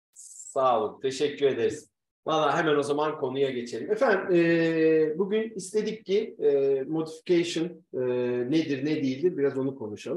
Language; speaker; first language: Turkish; native; Turkish